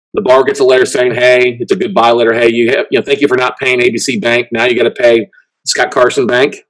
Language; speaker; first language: English; native; English